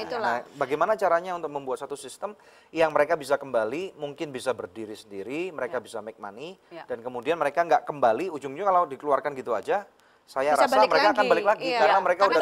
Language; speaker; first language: Indonesian; native; Indonesian